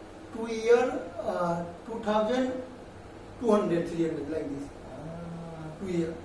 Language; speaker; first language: English; non-native, learner; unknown